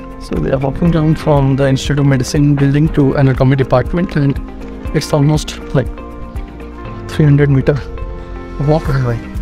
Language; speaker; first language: English; non-native, local second language; Hindi